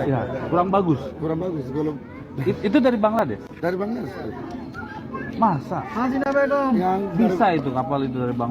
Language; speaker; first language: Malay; non-native, learner; Rohingya